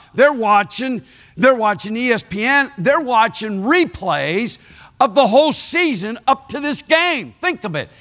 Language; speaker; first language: English; native; English